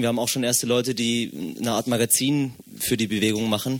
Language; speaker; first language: German; native; German